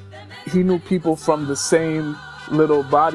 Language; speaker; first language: English; early bilingual, other home language; Spanish